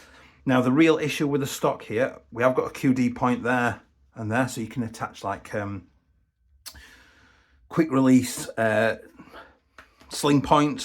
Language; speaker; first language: English; native; English